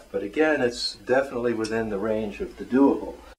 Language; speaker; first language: English; native; English